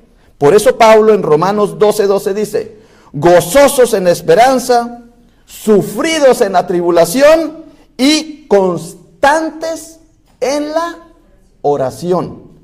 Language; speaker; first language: Spanish; native; Spanish